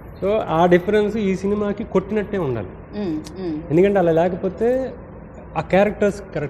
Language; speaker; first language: Telugu; native; Telugu